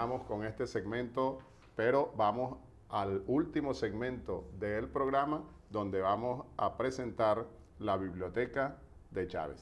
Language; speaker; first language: Spanish; native; Spanish